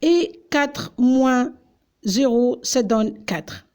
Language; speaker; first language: French; non-native, local second language; Arabic